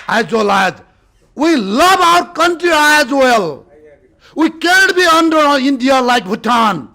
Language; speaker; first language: English; non-native, local second language; Nepali